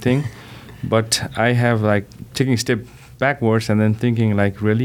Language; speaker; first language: English; non-native, local second language; Nepali